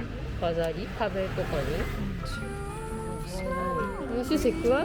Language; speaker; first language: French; non-native, learner; Japanese